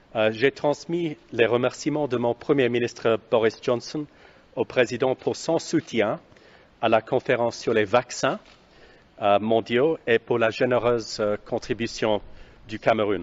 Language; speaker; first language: French; non-native, fluent; English